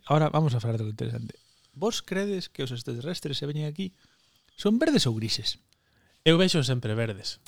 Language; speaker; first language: Galician; non-native, local second language; Spanish